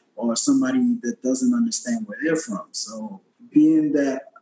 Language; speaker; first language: English; native; English